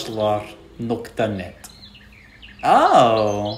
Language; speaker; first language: Turkish; non-native, learner; English